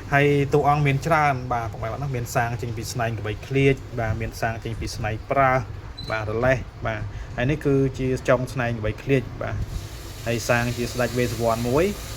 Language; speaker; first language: Khmer; native; Khmer